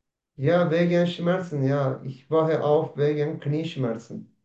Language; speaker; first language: German; non-native, learner; Turkish